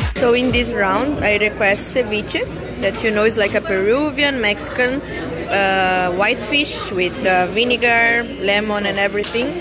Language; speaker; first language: English; non-native, fluent; Portuguese